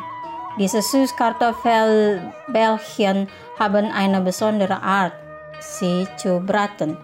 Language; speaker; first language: German; non-native, fluent; Indonesian